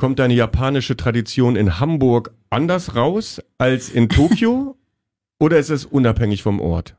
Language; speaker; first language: German; native; German